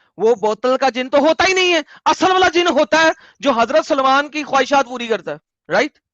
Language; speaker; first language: Urdu; native; Urdu